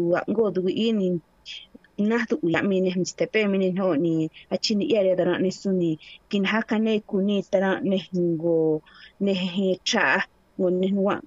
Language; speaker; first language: Spanish; non-native, local second language; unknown